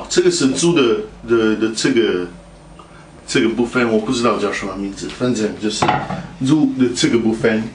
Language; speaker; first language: Chinese; non-native, fluent; Italian